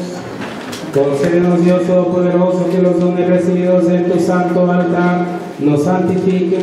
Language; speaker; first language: Spanish; native; Spanish